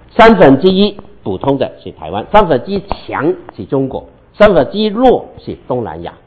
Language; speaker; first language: Chinese; non-native, local second language; Cantonese